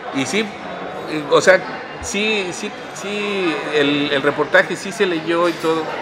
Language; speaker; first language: Spanish; native; Spanish